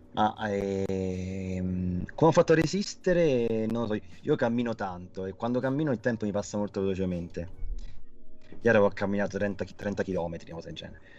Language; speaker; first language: Italian; native; Italian